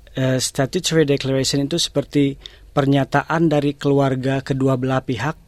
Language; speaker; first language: Indonesian; native; Indonesian